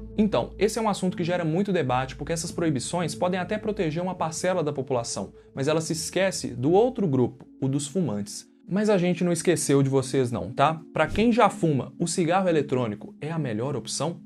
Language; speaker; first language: Portuguese; native; Portuguese